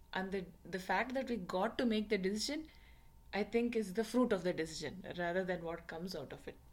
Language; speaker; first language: English; non-native, local second language; Tamil